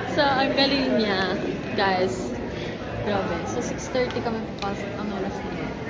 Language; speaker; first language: Filipino; early bilingual, heritage; Japanese